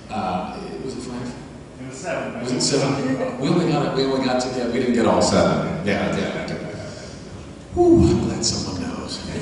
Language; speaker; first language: English; native; English